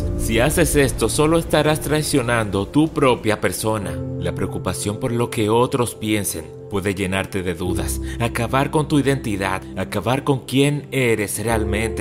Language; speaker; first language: Spanish; native; Spanish